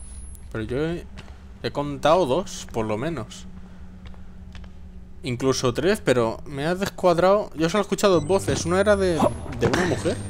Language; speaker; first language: Spanish; native; Spanish